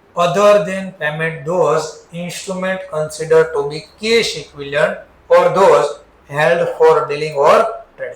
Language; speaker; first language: English; non-native, local second language; Gujarati